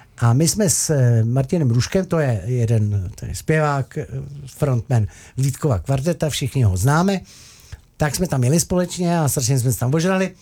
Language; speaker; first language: Czech; native; Czech